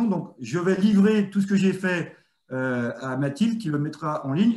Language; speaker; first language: French; native; French